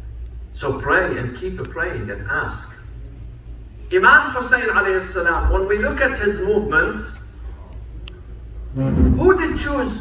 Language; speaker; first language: English; non-native, fluent; Arabic